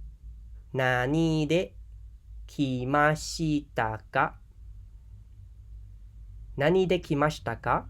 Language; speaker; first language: Japanese; non-native, fluent; Khmer